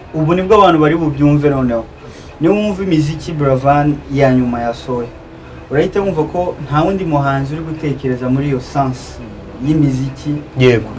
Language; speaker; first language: Kinyarwanda; native; Kinyarwanda